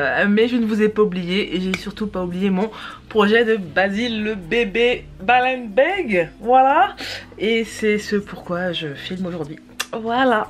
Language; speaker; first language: French; native; French